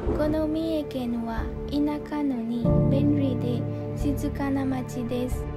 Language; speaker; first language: Japanese; non-native, learner; Nepali